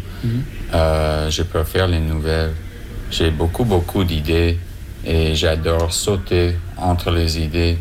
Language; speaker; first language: French; non-native, learner; English